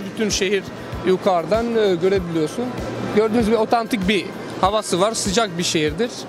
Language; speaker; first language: Turkish; non-native, fluent; Albanian